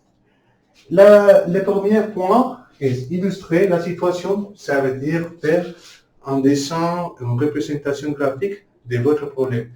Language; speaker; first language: French; non-native, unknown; Spanish